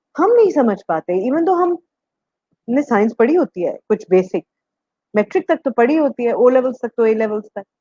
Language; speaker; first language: Urdu; native; Urdu